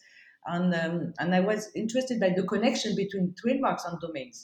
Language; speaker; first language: English; non-native, fluent; French